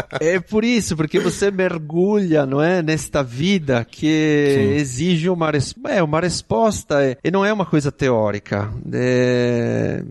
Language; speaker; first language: Portuguese; non-native, fluent; Italian